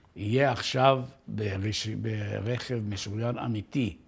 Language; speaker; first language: Hebrew; native; Hebrew